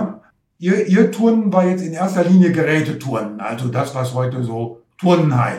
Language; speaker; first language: German; native; German